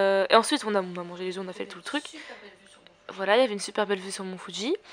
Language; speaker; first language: French; native; French